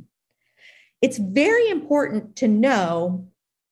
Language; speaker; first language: English; native; English